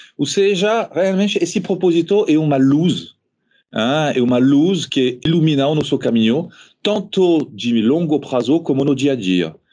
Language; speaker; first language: Portuguese; non-native, fluent; French